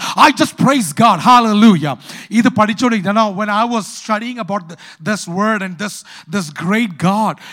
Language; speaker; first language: English; non-native, local second language; Malayalam